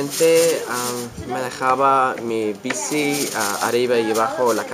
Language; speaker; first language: Spanish; non-native, learner; English